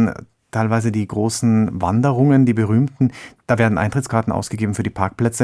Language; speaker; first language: German; native; German